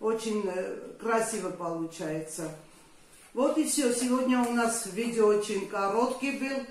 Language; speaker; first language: Russian; non-native, fluent; Armenian